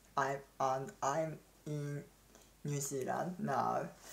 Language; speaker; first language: English; non-native, learner; Japanese